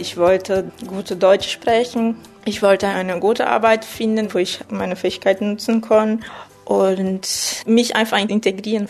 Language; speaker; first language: German; non-native, fluent; Portuguese